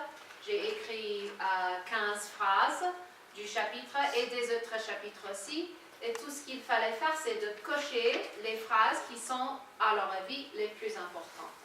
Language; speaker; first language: French; non-native, fluent; English